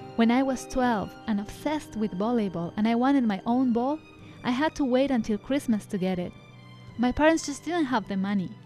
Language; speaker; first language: English; non-native, fluent; Spanish